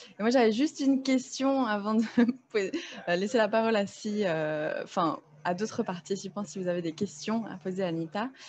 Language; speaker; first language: French; native; French